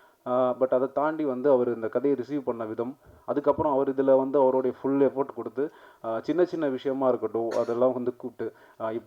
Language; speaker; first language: Tamil; native; Tamil